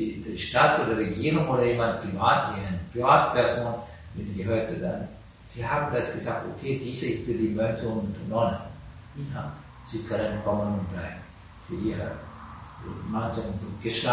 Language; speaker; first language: German; non-native, learner; Sinhala